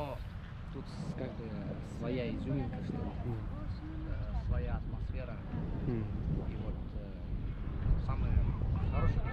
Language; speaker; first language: Russian; native; Russian